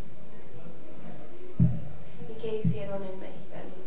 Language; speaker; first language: Spanish; early bilingual, heritage; Spanish